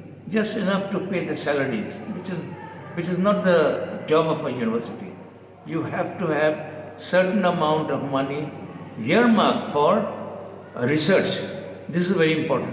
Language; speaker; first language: English; non-native, local second language; Bangla